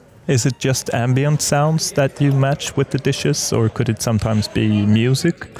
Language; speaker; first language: English; non-native, fluent; Swedish